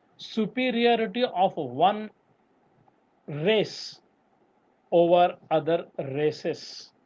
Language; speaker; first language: Marathi; non-native, local second language; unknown